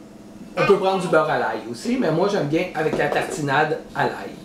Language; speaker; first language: French; native; French